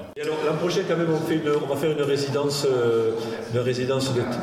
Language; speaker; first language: French; native; French